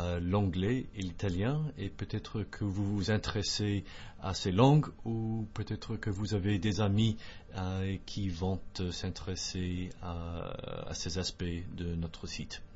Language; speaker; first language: French; non-native, fluent; English